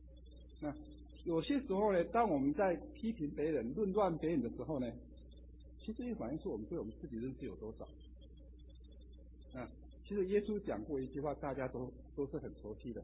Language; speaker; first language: Chinese; native; Chinese